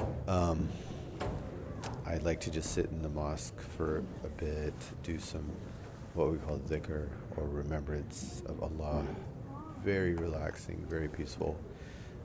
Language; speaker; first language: English; early bilingual, other home language; Urdu